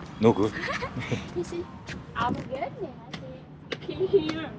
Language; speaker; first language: English; non-native, learner; Vietnamese